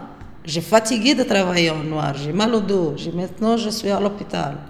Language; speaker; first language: French; non-native, local second language; Arabic